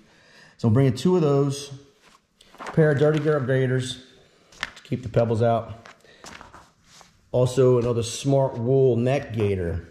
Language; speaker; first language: English; native; English